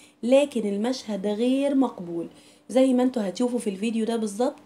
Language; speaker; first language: Arabic; native; Arabic